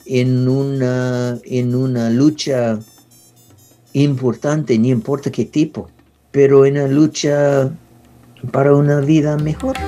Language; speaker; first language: Spanish; non-native, learner; English